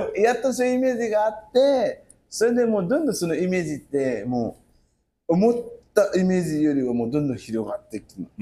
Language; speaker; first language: Japanese; non-native, fluent; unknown